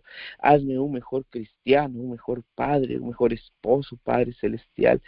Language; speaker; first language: Spanish; native; Spanish